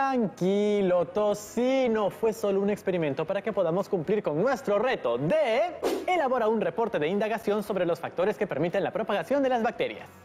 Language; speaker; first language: Spanish; native; Spanish